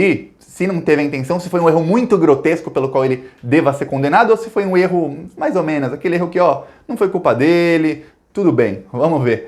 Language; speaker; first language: Portuguese; native; Portuguese